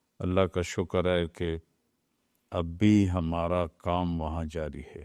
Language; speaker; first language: Urdu; non-native, local second language; Punjabi